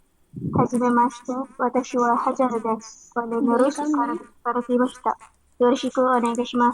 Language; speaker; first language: Japanese; non-native, learner; Malay